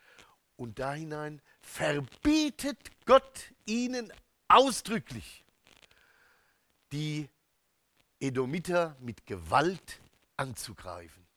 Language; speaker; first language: German; native; German